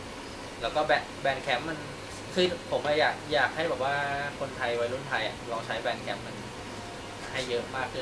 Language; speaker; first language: Thai; native; Thai